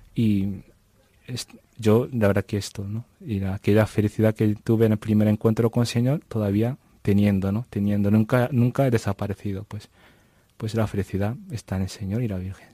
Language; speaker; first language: Spanish; non-native, fluent; Japanese